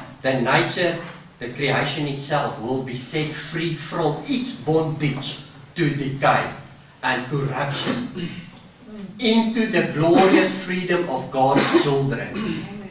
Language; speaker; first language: English; non-native, local second language; Afrikaans